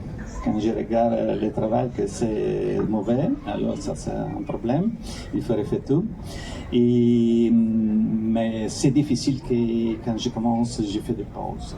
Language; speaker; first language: French; non-native, fluent; Italian